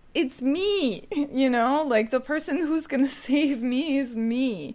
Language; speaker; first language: English; non-native, fluent; Ukrainian